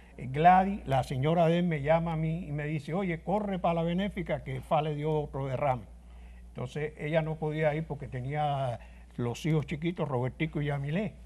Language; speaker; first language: Spanish; native; Spanish